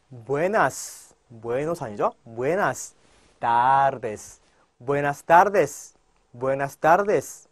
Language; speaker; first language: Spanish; non-native, fluent; Korean